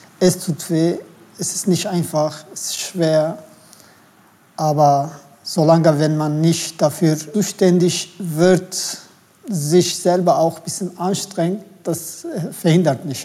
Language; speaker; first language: German; non-native, fluent; Turkish